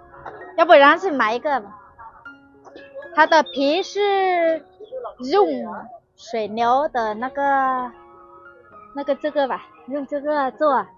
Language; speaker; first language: Chinese; non-native, fluent; Vietnamese